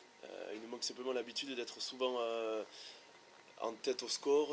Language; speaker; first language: French; native; French